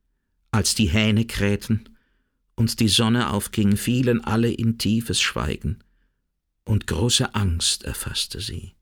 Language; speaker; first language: German; native; German